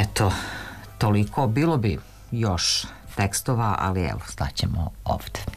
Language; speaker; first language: Serbian; native; Serbian